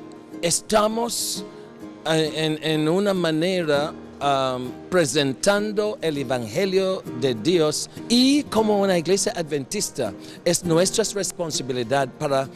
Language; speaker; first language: Spanish; non-native, fluent; English